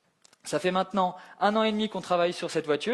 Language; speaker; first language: French; native; French